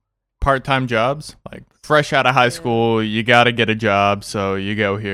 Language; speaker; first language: English; native; English